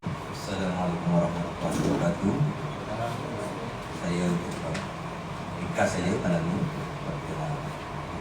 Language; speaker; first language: Malay; native; Malay